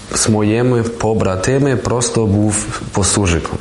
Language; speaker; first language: Ukrainian; non-native, learner; German